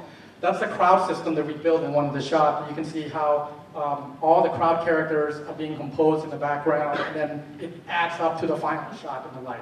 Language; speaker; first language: English; non-native, fluent; Thai